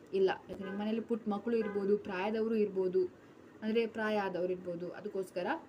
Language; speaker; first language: Kannada; non-native, local second language; Tulu